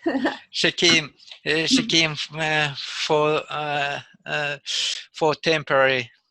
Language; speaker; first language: English; non-native, learner; Russian